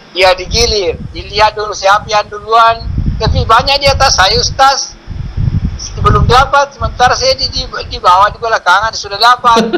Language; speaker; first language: Indonesian; native; Indonesian